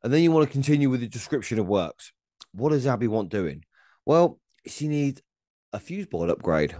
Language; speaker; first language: English; native; English